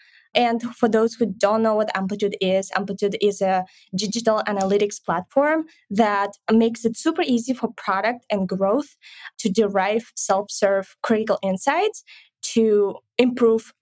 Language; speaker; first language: English; non-native, fluent; Ukrainian